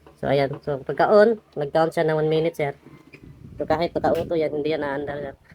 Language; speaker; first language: Filipino; non-native, local second language; Cebuano